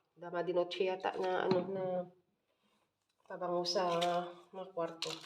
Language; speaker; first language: Filipino; non-native, local second language; Cebuano